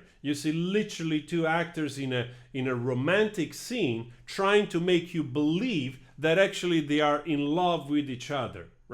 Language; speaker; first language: English; non-native, fluent; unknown